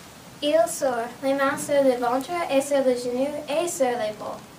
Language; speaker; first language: French; non-native, learner; English